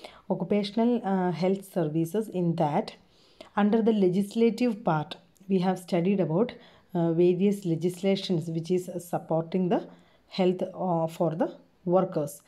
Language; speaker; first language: English; non-native, local second language; Malayalam